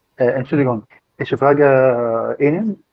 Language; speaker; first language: German; non-native, learner; Arabic